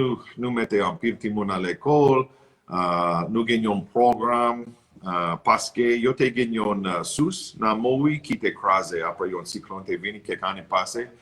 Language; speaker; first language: Haitian Creole; non-native, learner; English